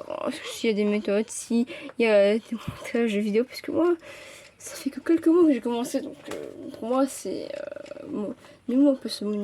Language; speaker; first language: French; native; French